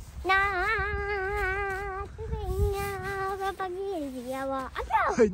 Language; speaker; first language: Korean; early bilingual, other home language; Tibetan